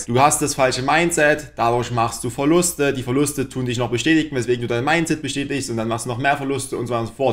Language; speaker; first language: German; native; German